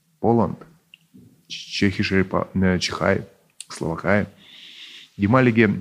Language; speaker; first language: German; non-native, fluent; Russian